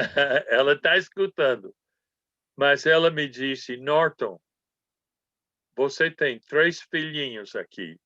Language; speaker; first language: Portuguese; non-native, fluent; English